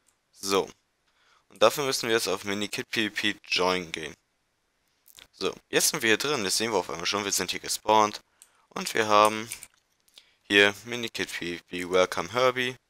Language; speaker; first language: German; native; German